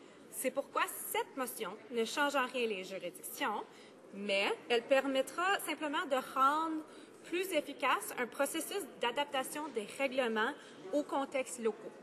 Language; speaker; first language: French; native; French